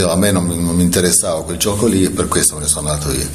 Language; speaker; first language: Italian; native; Italian